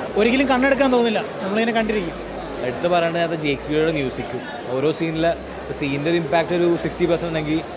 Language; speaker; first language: Malayalam; native; Malayalam